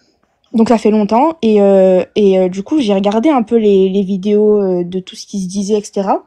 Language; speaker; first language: French; native; French